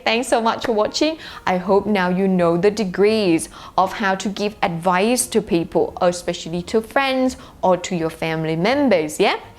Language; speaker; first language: English; non-native, fluent; Thai